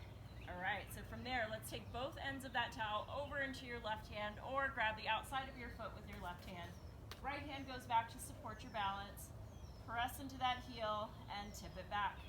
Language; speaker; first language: English; native; English